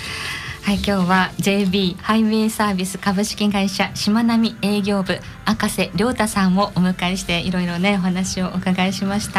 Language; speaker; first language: Japanese; native; Japanese